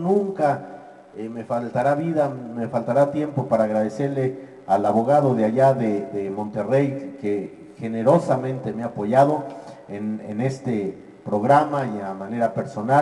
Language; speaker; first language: Spanish; native; Spanish